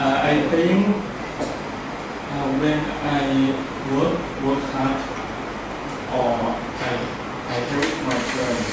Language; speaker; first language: English; non-native, learner; Thai